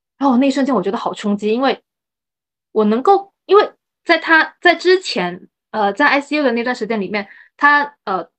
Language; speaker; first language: Chinese; native; Chinese